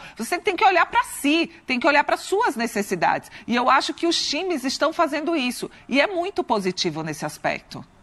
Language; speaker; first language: Portuguese; native; Portuguese